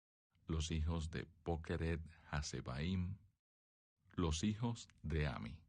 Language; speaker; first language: Spanish; native; Spanish